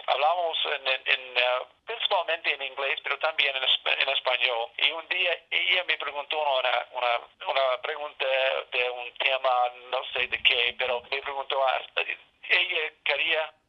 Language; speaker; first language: Spanish; non-native, learner; English